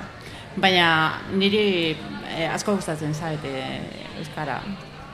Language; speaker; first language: Basque; non-native, learner; Spanish